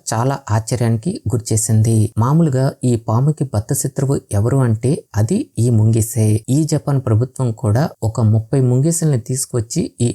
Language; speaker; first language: Telugu; native; Telugu